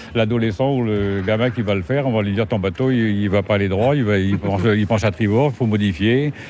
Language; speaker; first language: French; native; French